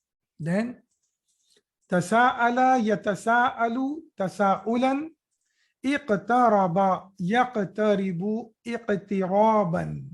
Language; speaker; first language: Arabic; non-native, fluent; Urdu